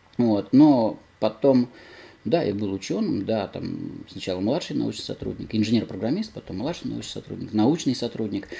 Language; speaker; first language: Russian; native; Russian